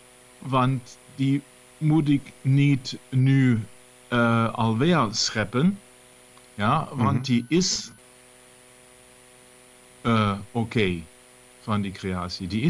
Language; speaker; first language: Dutch; non-native, learner; German